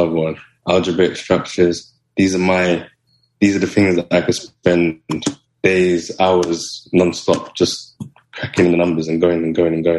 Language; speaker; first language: English; native; English